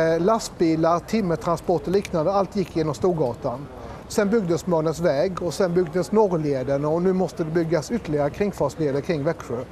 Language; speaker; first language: Swedish; native; Swedish